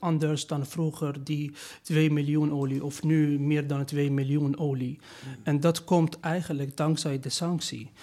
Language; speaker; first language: Dutch; non-native, learner; Persian